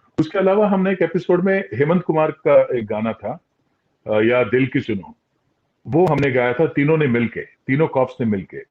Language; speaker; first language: Hindi; non-native, local second language; Tulu